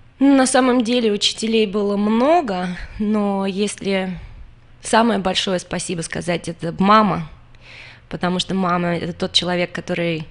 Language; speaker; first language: Russian; native; Russian